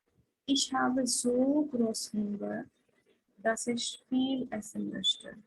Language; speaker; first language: German; non-native, fluent; Hindi